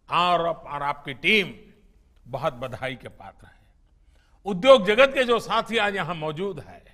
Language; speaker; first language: Hindi; non-native, local second language; Gujarati